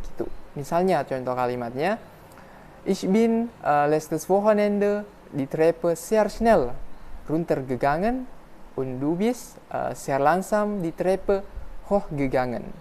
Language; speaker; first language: German; non-native, fluent; Indonesian